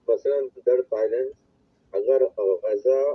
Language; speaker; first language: Persian; non-native, learner; Urdu